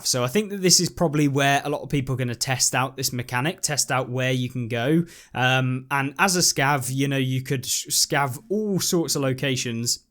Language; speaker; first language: English; native; English